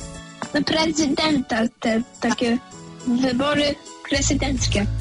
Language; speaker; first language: Polish; early bilingual, heritage; Polish